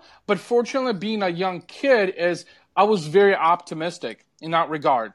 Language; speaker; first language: English; early bilingual, other home language; Bulgarian